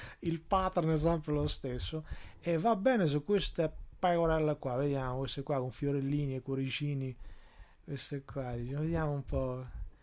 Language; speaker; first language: Italian; non-native, fluent; Albanian